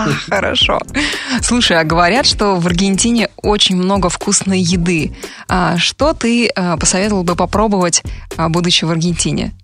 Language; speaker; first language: Russian; native; Russian